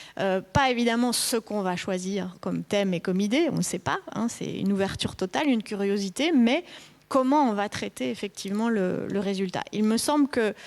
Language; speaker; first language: French; native; French